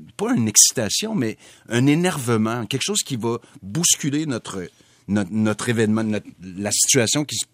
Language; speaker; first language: French; native; French